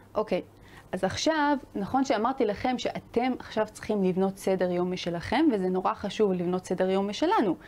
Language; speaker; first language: Hebrew; native; Hebrew